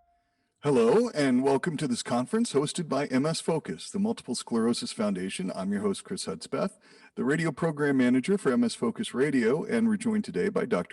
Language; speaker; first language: English; native; English